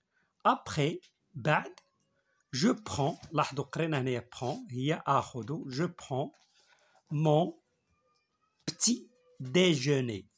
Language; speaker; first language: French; non-native, local second language; Arabic